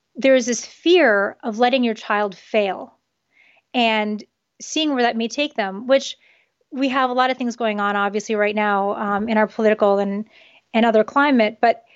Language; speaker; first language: English; early bilingual, other home language; Japanese